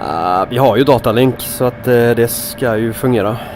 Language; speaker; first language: Swedish; native; Swedish